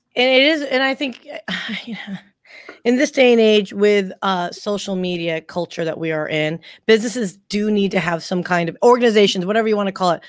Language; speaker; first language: English; early bilingual, other home language; Thai